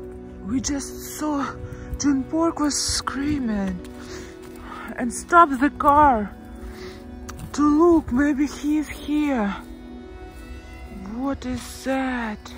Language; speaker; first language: English; non-native, learner; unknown